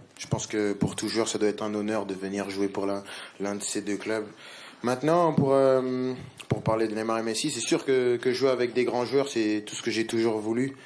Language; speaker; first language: French; native; French